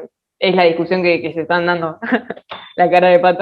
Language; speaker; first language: Spanish; native; Spanish